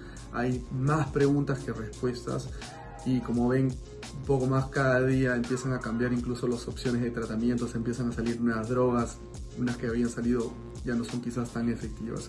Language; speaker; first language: Spanish; native; Spanish